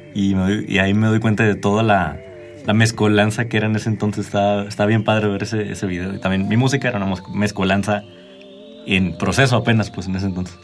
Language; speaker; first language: Spanish; native; Spanish